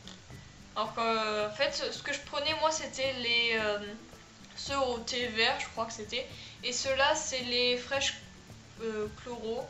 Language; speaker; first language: French; native; French